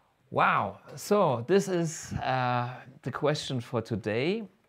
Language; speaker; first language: English; non-native, fluent; German